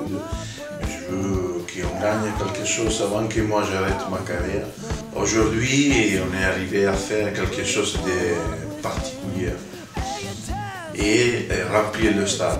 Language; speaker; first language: French; non-native, fluent; Italian